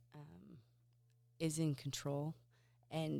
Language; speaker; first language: English; native; English